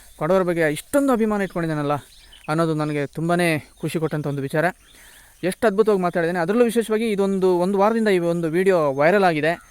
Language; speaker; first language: Kannada; non-native, local second language; Kodava